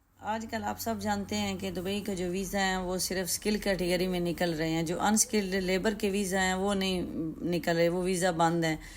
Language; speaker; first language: Urdu; native; Urdu